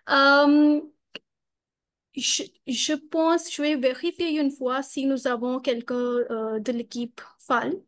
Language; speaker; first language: French; non-native, learner; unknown